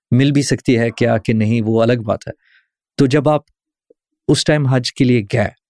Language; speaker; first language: Urdu; early bilingual, heritage; Urdu